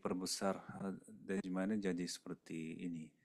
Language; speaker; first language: Indonesian; non-native, fluent; Japanese